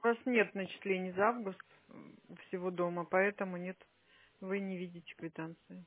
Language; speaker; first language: Russian; native; Russian